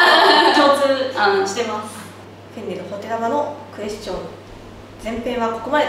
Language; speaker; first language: Japanese; native; Japanese